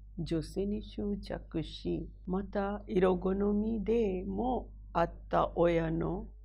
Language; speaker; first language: Japanese; non-native, fluent; Hindi